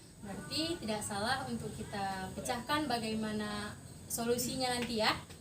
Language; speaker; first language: Indonesian; native; Indonesian